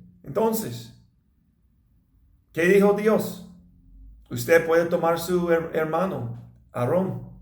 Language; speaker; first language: Spanish; non-native, learner; English